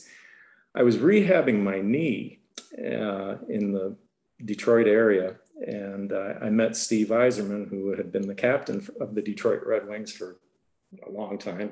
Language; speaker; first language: English; native; English